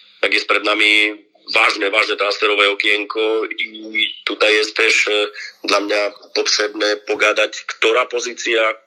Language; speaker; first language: Polish; non-native, learner; Slovak